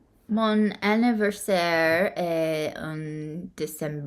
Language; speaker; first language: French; non-native, learner; English